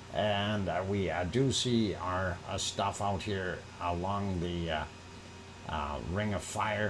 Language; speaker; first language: English; native; English